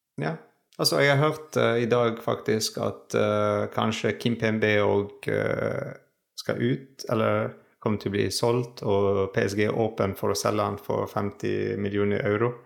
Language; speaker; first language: Norwegian; non-native, fluent; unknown